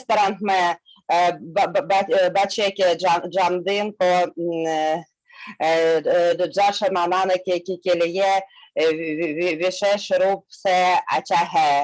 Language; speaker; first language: Hindi; non-native, learner; Russian